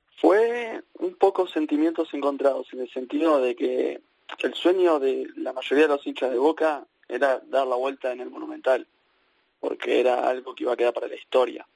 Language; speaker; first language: Spanish; native; Spanish